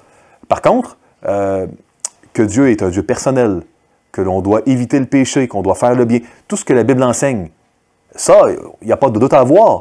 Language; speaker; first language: French; native; French